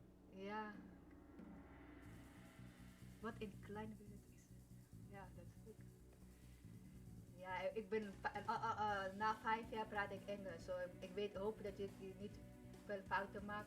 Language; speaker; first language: Dutch; early bilingual, other home language; Persian